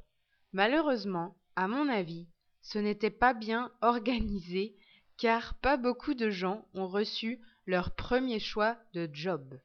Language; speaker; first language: French; non-native, learner; English